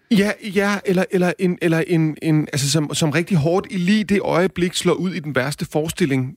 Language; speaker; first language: Danish; native; Danish